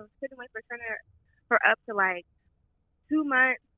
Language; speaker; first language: English; native; English